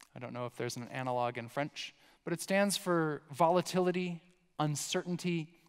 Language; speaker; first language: English; native; English